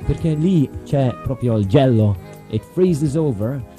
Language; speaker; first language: Italian; non-native, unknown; English